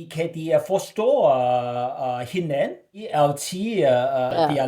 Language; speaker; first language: Danish; non-native, learner; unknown